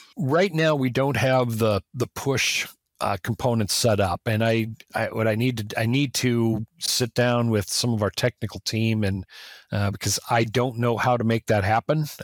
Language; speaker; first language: English; native; English